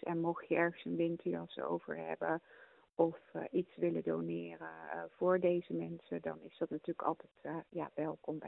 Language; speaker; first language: Dutch; native; Dutch